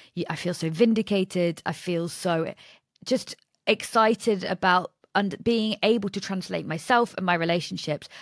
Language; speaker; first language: English; native; English